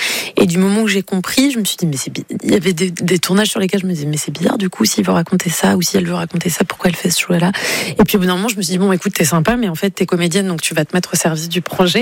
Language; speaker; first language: French; native; French